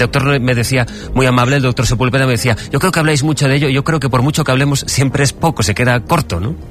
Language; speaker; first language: Spanish; native; Spanish